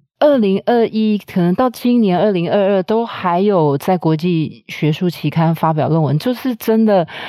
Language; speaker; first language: Chinese; native; Chinese